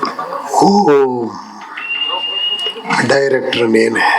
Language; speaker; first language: Telugu; non-native, local second language; Kannada